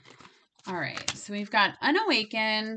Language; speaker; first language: English; native; English